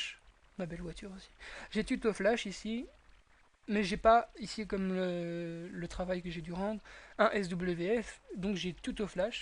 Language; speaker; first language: French; native; French